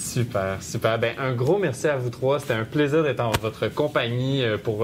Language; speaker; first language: French; native; French